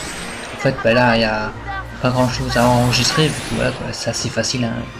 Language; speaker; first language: French; native; French